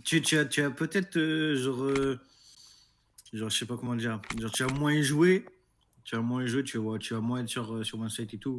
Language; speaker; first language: French; native; French